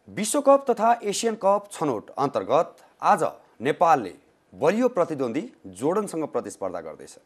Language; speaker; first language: Nepali; native; Nepali